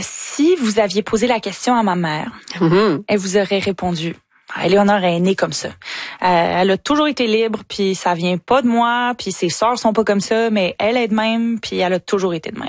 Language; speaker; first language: French; native; French